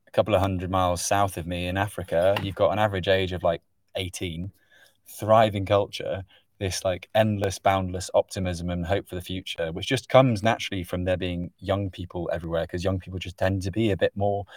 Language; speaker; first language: English; native; English